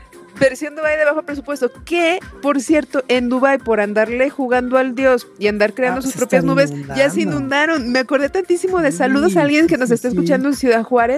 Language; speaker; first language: Spanish; native; Spanish